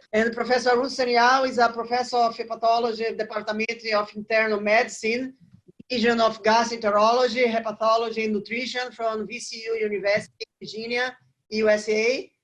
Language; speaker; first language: English; non-native, learner; Portuguese